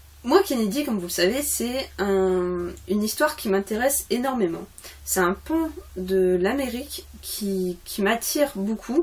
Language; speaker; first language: French; native; French